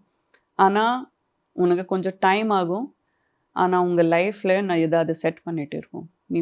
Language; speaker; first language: Tamil; non-native, fluent; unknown